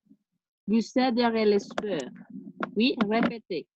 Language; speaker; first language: French; non-native, fluent; Spanish